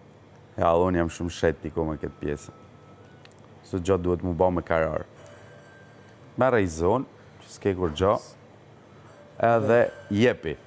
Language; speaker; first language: Albanian; native; Albanian